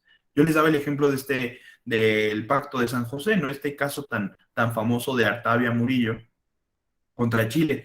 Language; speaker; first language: Spanish; native; Spanish